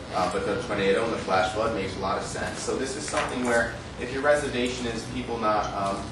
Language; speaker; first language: English; native; English